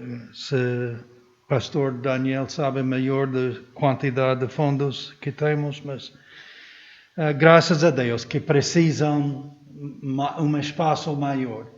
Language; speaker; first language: Portuguese; non-native, fluent; English